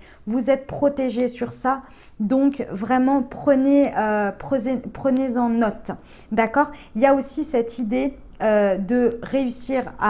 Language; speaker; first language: French; native; French